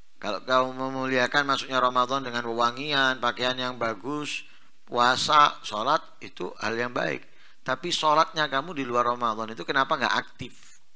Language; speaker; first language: Indonesian; non-native, local second language; Javanese